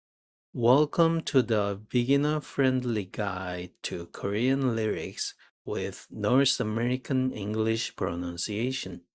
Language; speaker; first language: English; non-native, fluent; Korean